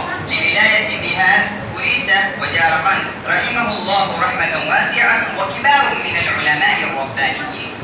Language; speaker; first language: Arabic; non-native, learner; Urdu